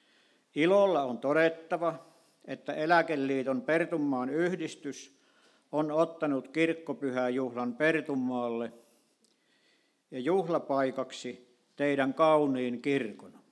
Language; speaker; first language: Finnish; native; Finnish